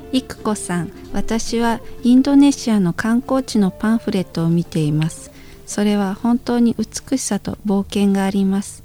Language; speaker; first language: Japanese; non-native, learner; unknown